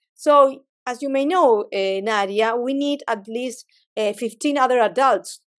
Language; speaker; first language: English; non-native, fluent; Spanish